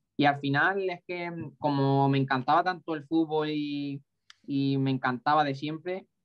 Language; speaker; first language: Spanish; native; Spanish